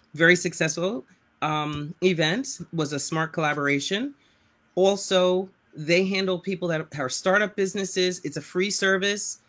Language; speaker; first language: English; native; English